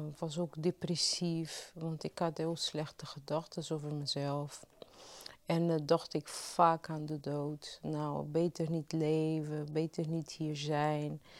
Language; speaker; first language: Dutch; non-native, fluent; Portuguese